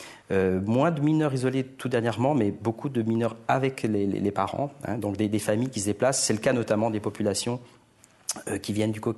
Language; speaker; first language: French; native; French